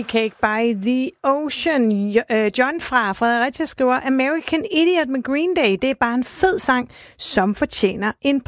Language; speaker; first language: Danish; native; Danish